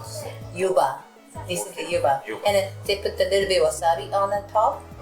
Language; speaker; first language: English; non-native, learner; Japanese